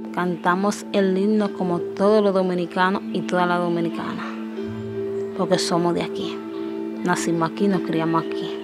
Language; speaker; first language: Spanish; native; Spanish